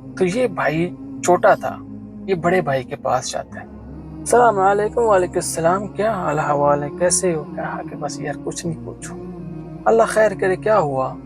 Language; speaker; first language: Urdu; non-native, local second language; Punjabi